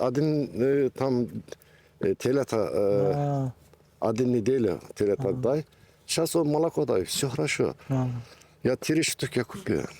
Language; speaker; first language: Russian; non-native, learner; Turkish